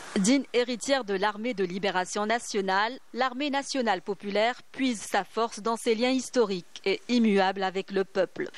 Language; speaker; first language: French; non-native, local second language; Arabic